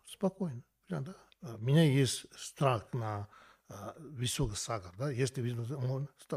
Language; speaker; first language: Russian; non-native, learner; Tibetan